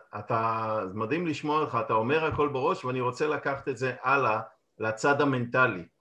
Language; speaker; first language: Hebrew; native; Hebrew